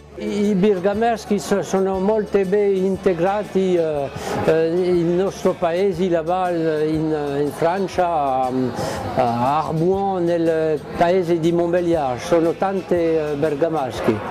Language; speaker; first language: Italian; early bilingual, heritage; Italian